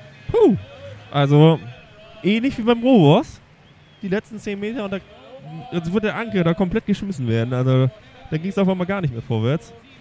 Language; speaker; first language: German; native; German